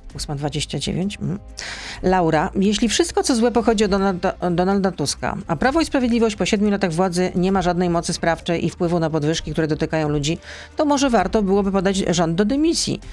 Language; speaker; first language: Polish; native; Polish